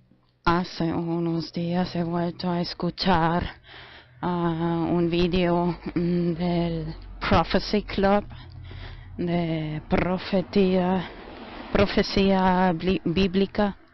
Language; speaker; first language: Spanish; non-native, fluent; German